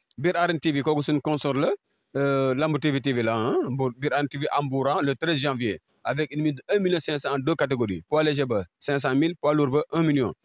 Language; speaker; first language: French; non-native, local second language; Wolof